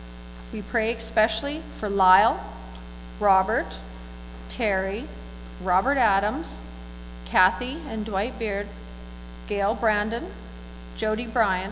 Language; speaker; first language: English; native; English